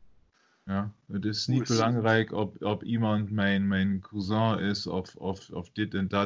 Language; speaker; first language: Dutch; non-native, fluent; German